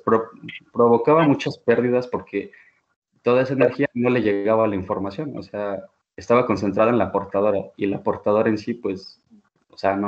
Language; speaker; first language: Spanish; native; Spanish